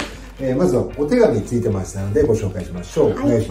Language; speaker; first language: Japanese; native; Japanese